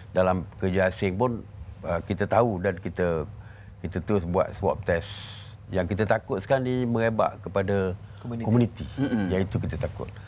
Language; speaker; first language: Malay; native; Malay